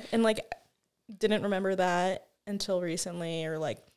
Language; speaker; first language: English; native; English